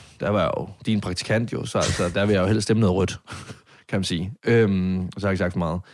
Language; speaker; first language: Danish; native; Danish